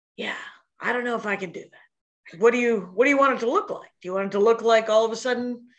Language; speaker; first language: English; native; English